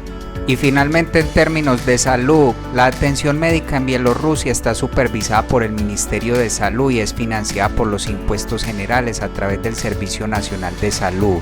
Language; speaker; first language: Spanish; native; Spanish